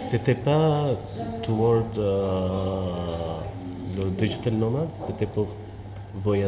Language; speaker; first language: French; non-native, fluent; Arabic